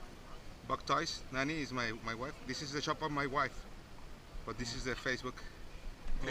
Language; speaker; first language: English; non-native, learner; Spanish